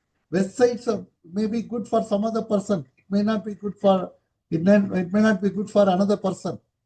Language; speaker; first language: English; non-native, local second language; Tamil